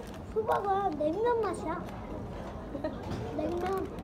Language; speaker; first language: Korean; early bilingual, heritage; Korean